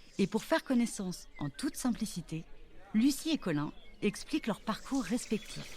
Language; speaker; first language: French; native; French